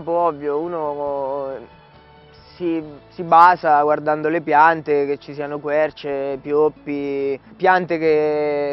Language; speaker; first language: Italian; native; Italian